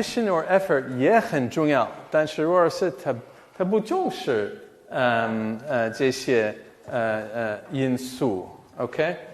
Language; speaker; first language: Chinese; non-native, fluent; English